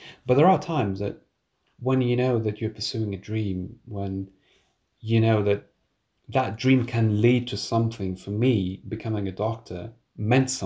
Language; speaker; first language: English; non-native, fluent; Persian